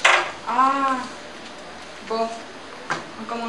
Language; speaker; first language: French; non-native, learner; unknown